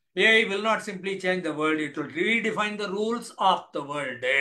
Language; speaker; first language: English; non-native, local second language; Tamil